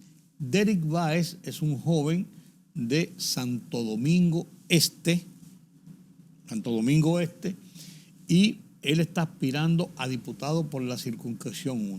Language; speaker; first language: Spanish; native; Spanish